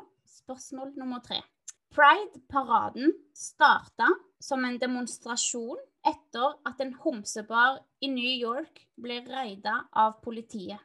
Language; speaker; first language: Norwegian; non-native, fluent; Spanish